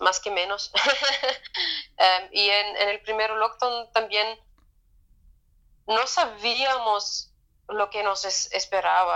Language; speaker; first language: Spanish; non-native, fluent; German